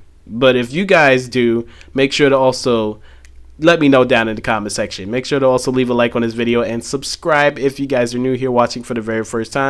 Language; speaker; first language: English; native; English